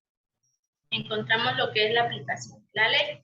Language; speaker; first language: Spanish; native; Spanish